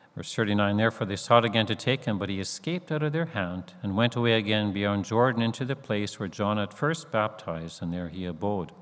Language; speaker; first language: English; native; English